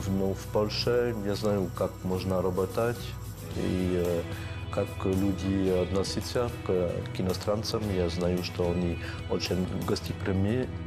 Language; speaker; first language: Russian; non-native, fluent; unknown